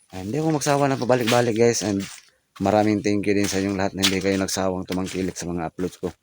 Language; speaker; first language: Filipino; non-native, local second language; Cebuano